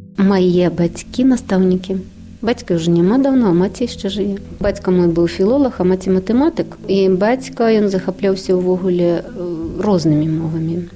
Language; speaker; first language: Belarusian; non-native, local second language; Russian